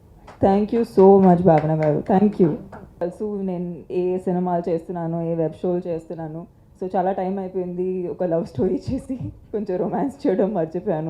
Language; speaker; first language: Telugu; non-native, local second language; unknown